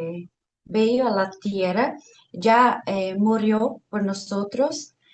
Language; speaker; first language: Spanish; non-native, fluent; Portuguese